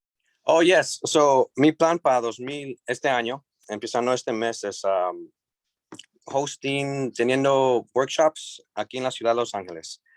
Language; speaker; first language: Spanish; early bilingual, heritage; English